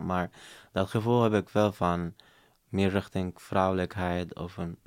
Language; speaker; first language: Dutch; non-native, fluent; Arabic